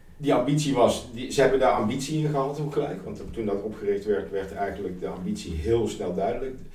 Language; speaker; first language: Dutch; native; Dutch